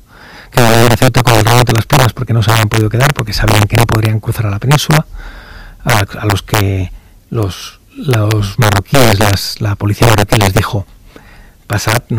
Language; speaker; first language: Spanish; native; Spanish